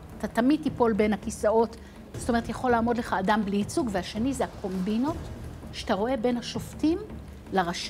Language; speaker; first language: Hebrew; native; Hebrew